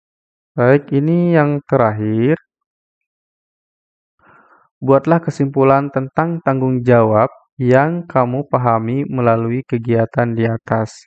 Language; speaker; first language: Indonesian; native; Indonesian